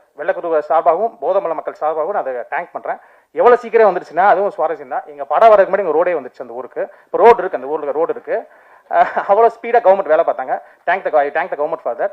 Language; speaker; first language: Tamil; native; Tamil